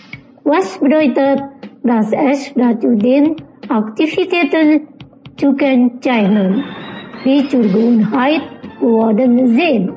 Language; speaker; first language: German; non-native, learner; Indonesian